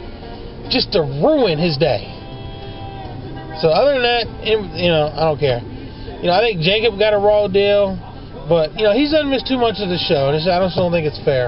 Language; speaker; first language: English; native; English